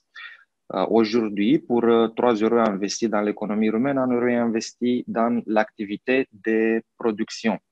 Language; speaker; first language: French; non-native, fluent; Romanian